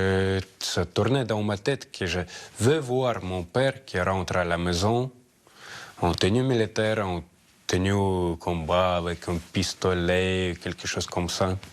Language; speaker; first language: French; non-native, learner; Russian